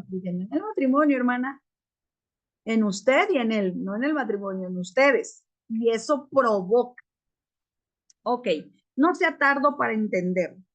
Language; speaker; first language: Spanish; native; Spanish